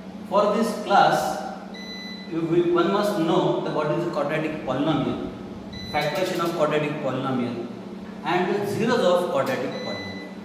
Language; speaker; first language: English; non-native, local second language; Marathi